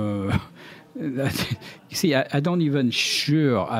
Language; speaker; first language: English; non-native, fluent; French